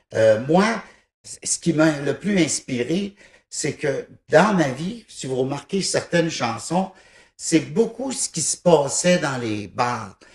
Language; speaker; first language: French; native; French